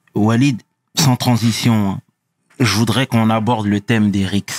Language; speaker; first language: French; native; French